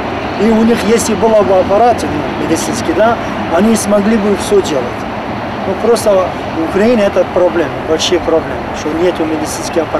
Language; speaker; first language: Ukrainian; non-native, learner; Turkish